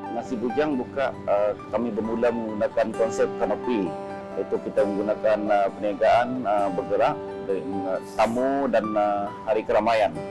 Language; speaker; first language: Malay; native; Malay